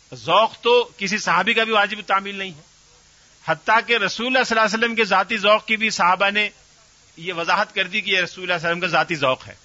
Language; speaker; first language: Urdu; native; Urdu